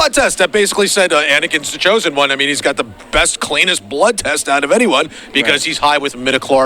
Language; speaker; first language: English; native; English